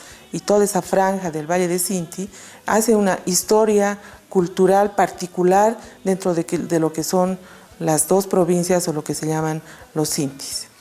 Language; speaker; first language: Spanish; native; Spanish